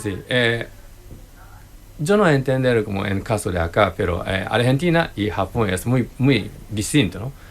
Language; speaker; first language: Spanish; non-native, learner; Japanese